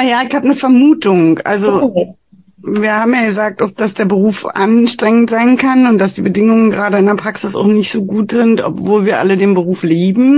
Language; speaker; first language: German; native; German